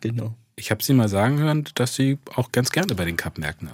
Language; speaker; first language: German; native; German